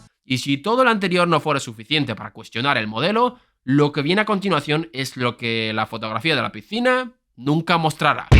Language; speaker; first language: Spanish; native; Spanish